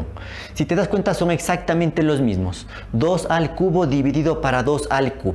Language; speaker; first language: Spanish; native; Spanish